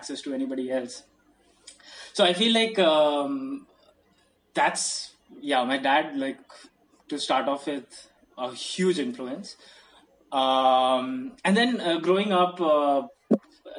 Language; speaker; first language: English; non-native, local second language; Hindi